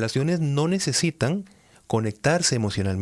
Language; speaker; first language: Spanish; native; Spanish